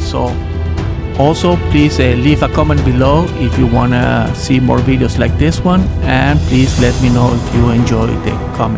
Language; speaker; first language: English; non-native, fluent; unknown